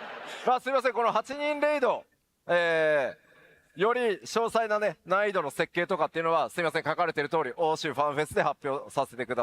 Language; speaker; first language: Japanese; native; Japanese